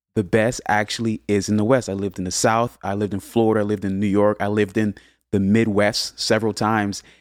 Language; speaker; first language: English; early bilingual, other home language; Haitian Creole